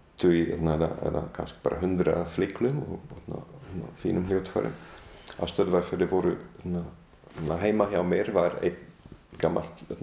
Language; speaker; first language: Icelandic; non-native, fluent; Hungarian